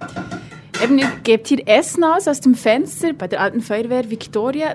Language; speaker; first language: German; native; German